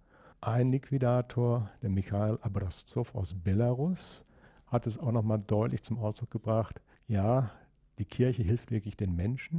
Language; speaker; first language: German; native; German